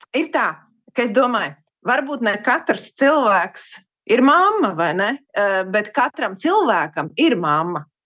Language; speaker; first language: Latvian; native; Latvian